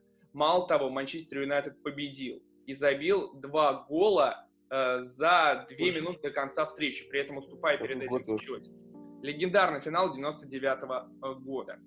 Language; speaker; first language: Russian; native; Russian